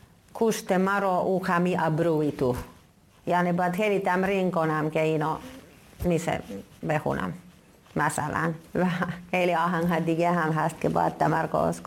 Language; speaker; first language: Persian; non-native, fluent; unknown